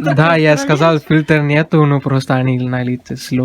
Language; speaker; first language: Russian; non-native, learner; Tamil